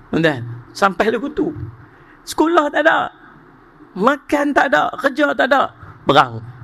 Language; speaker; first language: Malay; native; Malay